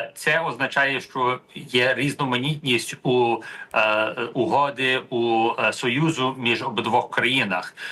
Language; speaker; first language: Ukrainian; early bilingual, heritage; Ukrainian